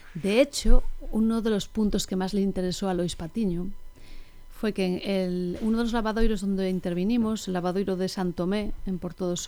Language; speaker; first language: Spanish; native; Spanish